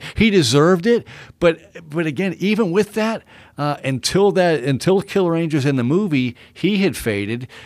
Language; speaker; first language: English; native; English